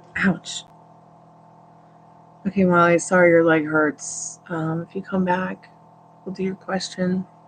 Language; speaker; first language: English; native; English